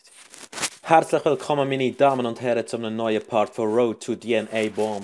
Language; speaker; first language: German; native; German